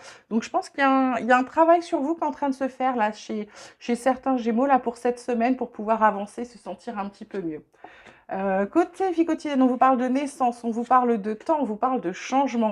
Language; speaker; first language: French; native; French